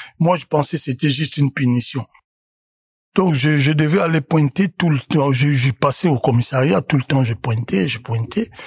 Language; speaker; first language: French; non-native, local second language; Lingala